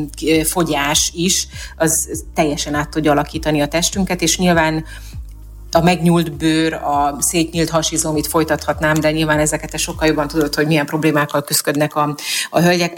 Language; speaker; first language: Hungarian; native; Hungarian